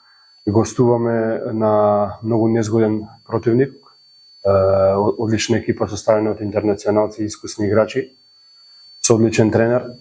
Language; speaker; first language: Macedonian; native; Macedonian